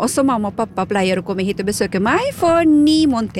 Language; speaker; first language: Norwegian; non-native, fluent; Filipino